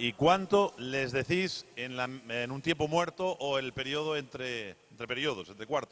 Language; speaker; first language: Spanish; native; Spanish